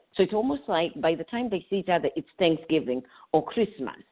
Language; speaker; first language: English; non-native, local second language; North Ndebele